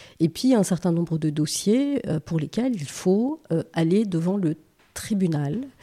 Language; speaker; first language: French; native; French